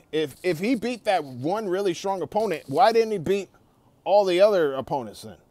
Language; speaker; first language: English; native; English